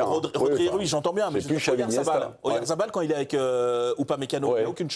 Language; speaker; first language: French; native; French